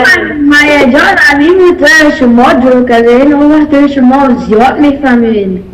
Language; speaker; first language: Persian; early bilingual, heritage; Persian